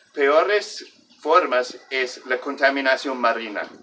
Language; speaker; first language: Spanish; non-native, fluent; English